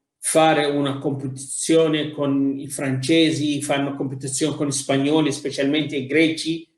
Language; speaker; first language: Italian; non-native, fluent; Arabic